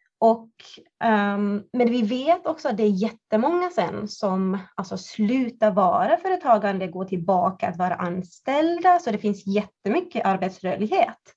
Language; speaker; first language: Swedish; non-native, fluent; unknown